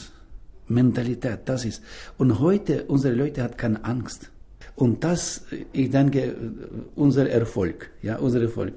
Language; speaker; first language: German; non-native, learner; Ukrainian